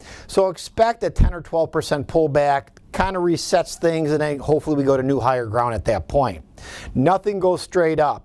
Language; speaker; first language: English; native; English